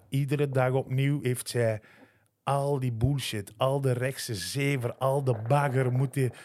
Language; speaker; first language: Dutch; early bilingual, other home language; Turkish